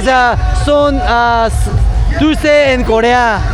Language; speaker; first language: Spanish; non-native, learner; Korean